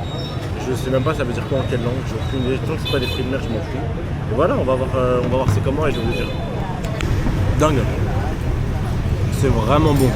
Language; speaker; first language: French; native; French